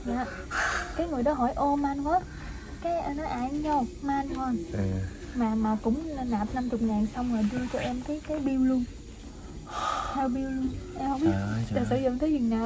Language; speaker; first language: Vietnamese; native; Vietnamese